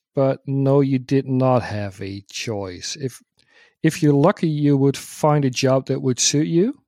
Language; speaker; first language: English; non-native, fluent; Dutch